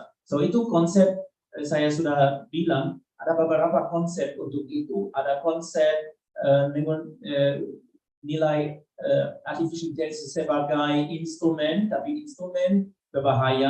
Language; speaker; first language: Indonesian; non-native, learner; German